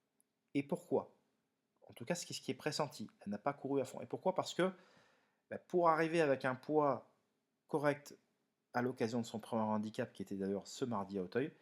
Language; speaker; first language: French; native; French